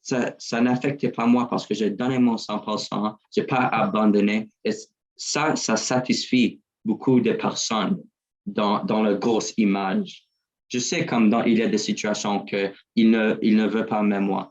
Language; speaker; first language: French; non-native, learner; English